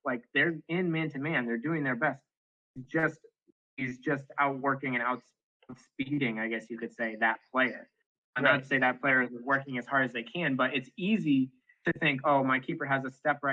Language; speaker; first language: English; native; English